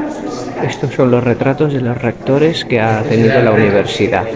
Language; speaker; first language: Spanish; native; Spanish